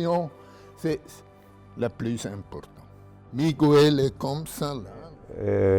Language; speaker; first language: French; non-native, local second language; German